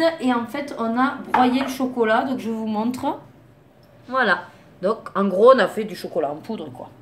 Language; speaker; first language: French; native; French